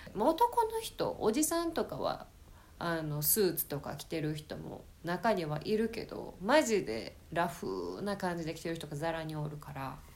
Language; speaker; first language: Japanese; native; Japanese